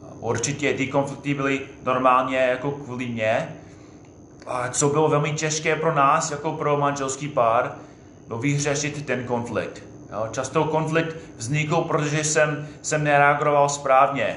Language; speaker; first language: Czech; non-native, fluent; English